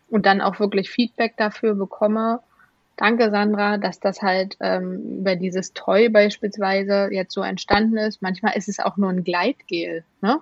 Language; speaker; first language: German; native; German